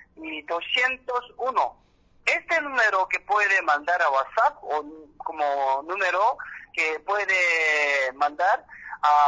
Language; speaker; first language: Spanish; non-native, learner; Korean